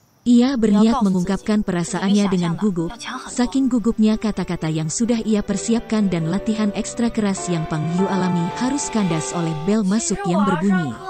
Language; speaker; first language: Indonesian; native; Indonesian